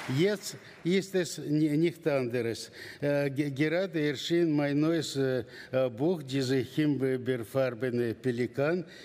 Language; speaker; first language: German; non-native, learner; Russian